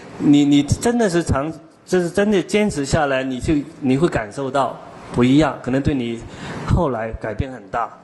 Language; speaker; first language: Chinese; non-native, local second language; Cantonese